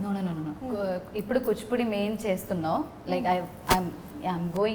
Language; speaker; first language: Telugu; non-native, learner; Malayalam